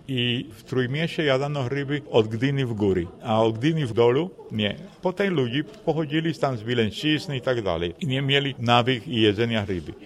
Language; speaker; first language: Polish; non-native, fluent; Spanish